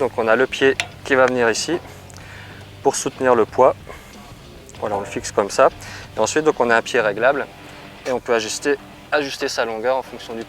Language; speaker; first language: French; native; French